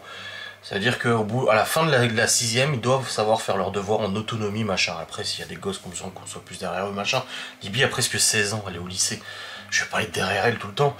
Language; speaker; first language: French; native; French